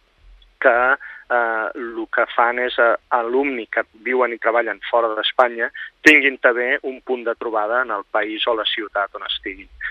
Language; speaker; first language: Catalan; native; Catalan